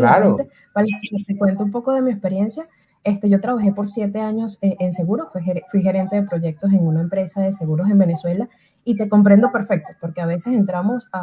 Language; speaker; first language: Spanish; native; Spanish